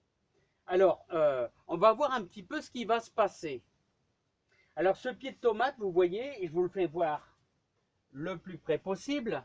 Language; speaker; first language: French; native; French